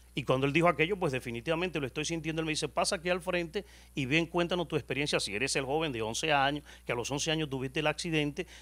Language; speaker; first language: Spanish; native; Spanish